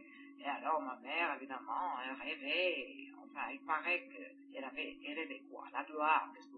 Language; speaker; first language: French; non-native, fluent; Greek